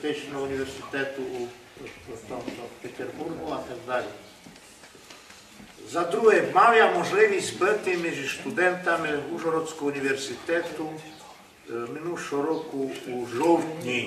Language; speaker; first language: Ukrainian; early bilingual, heritage; Ukrainian